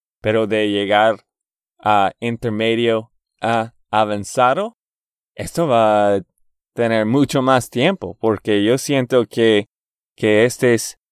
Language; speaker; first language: Spanish; non-native, fluent; English